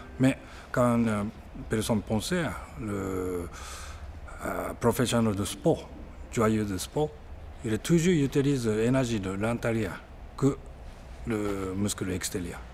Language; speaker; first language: French; non-native, learner; Japanese